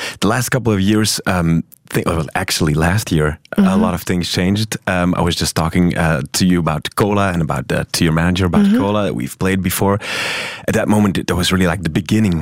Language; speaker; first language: English; non-native, fluent; Dutch